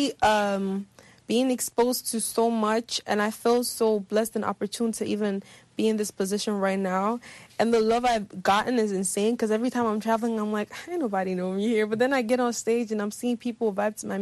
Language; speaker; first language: English; non-native, local second language; Igbo